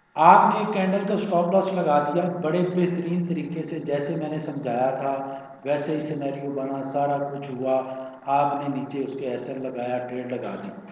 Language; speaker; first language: Urdu; non-native, local second language; Punjabi